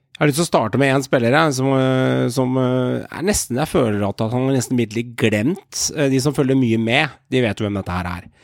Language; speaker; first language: Norwegian; native; Norwegian